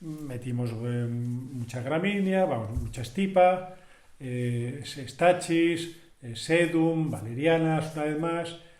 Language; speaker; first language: Spanish; native; Spanish